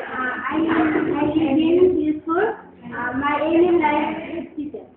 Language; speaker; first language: English; non-native, learner; Bangla